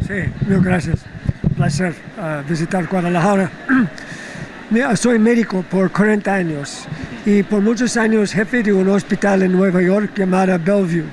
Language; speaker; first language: Spanish; non-native, fluent; English